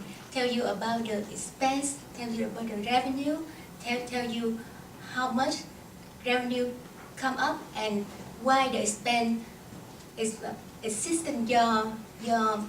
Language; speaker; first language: English; non-native, learner; Vietnamese